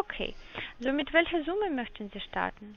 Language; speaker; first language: German; non-native, learner; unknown